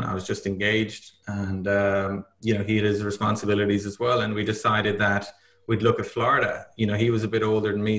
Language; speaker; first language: English; native; English